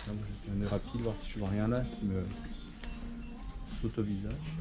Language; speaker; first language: French; native; French